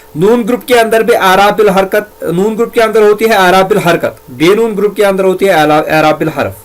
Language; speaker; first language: Urdu; native; Urdu